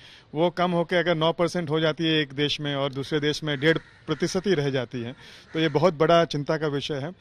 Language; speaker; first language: Hindi; native; Hindi